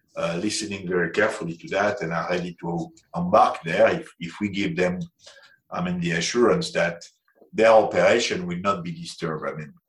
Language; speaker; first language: English; non-native, fluent; French